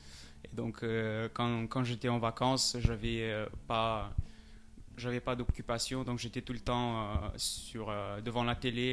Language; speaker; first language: French; non-native, fluent; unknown